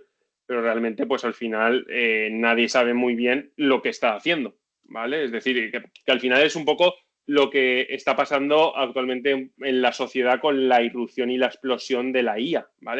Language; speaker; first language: Spanish; native; Spanish